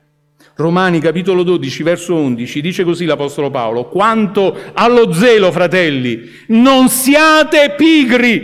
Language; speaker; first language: Italian; native; Italian